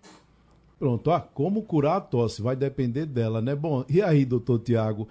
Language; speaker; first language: Portuguese; native; Portuguese